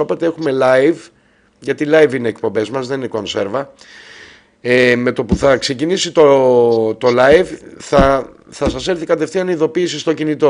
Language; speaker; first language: Greek; native; Greek